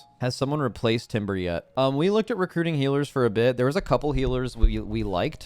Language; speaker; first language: English; native; English